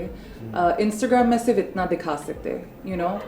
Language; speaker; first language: Hindi; non-native, local second language; English